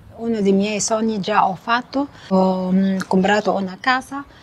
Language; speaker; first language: Italian; non-native, learner; Arabic